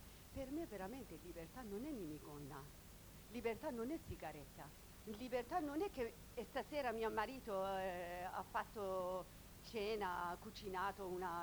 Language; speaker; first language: Italian; non-native, learner; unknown